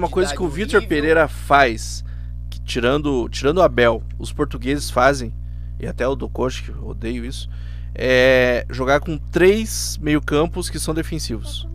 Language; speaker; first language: Portuguese; native; Portuguese